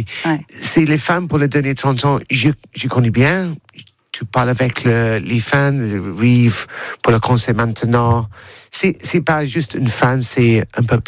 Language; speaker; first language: French; non-native, learner; English